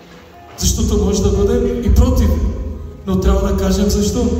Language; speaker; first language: Bulgarian; non-native, local second language; Turkish